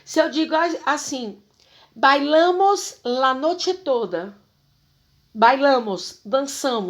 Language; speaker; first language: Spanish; non-native, fluent; Portuguese